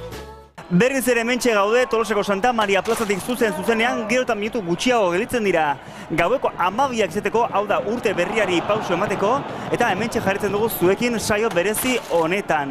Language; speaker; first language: Basque; native; Basque